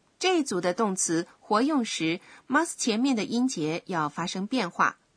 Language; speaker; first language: Chinese; native; Chinese